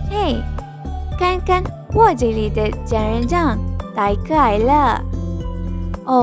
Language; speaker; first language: Chinese; non-native, learner; Malay